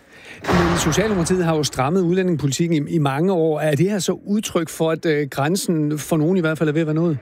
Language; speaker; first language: Danish; native; Danish